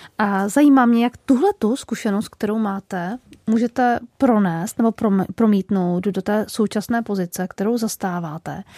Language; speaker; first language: Czech; native; Czech